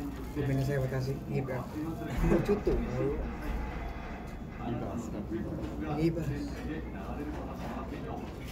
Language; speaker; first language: Japanese; non-native, learner; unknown